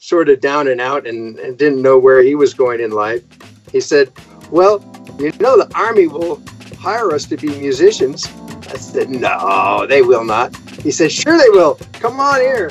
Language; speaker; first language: English; native; English